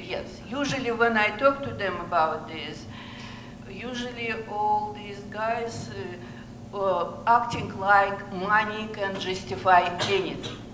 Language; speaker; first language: English; non-native, learner; Russian